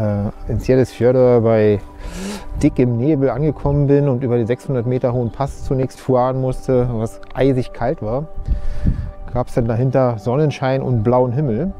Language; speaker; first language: German; native; German